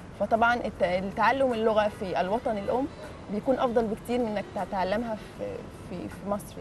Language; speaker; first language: Arabic; native; Arabic